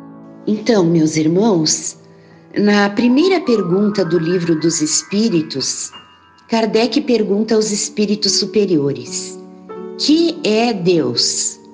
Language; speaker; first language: Portuguese; native; Portuguese